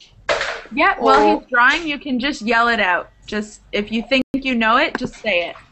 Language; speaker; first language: English; native; English